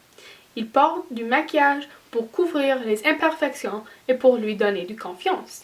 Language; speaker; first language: French; non-native, learner; English